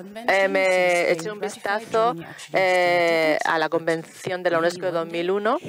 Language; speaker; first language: Spanish; non-native, fluent; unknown